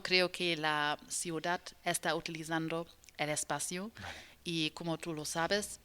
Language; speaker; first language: Spanish; non-native, learner; German